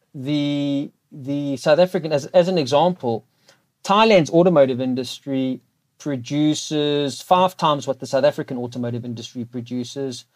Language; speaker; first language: English; native; English